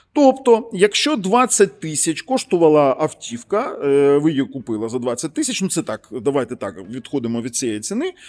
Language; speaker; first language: Ukrainian; native; Ukrainian